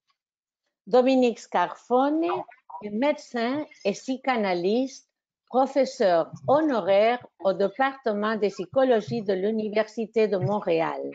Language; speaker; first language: French; non-native, fluent; Spanish